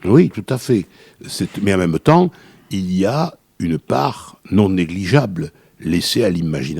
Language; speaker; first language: French; native; French